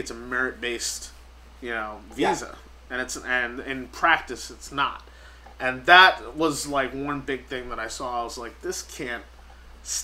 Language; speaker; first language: English; native; English